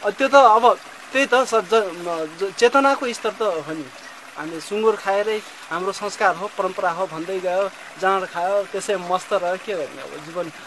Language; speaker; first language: Nepali; non-native, local second language; Dangaura Tharu